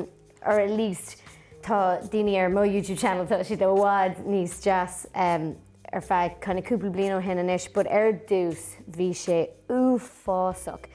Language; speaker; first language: Irish; non-native, local second language; English